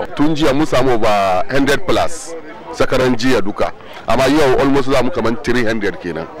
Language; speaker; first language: Hausa; native; Hausa